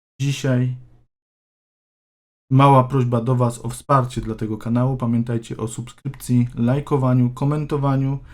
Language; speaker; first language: Polish; native; Polish